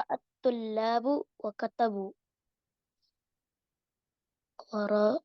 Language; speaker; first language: Arabic; non-native, learner; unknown